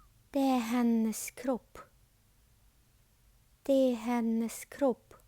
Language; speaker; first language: Swedish; non-native, fluent; Ukrainian